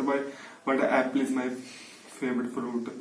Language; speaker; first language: English; non-native, learner; Punjabi